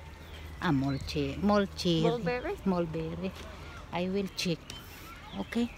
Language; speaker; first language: English; non-native, local second language; Filipino